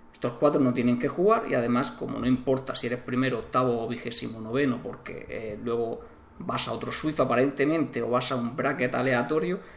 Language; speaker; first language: Spanish; native; Spanish